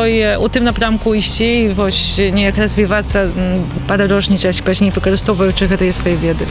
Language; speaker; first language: Polish; non-native, learner; Belarusian